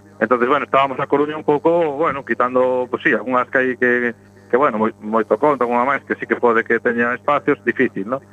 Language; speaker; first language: Galician; native; Galician